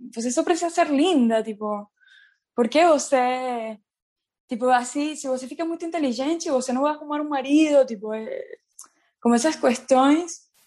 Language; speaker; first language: Portuguese; non-native, learner; Spanish